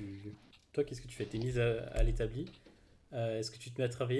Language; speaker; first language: French; native; French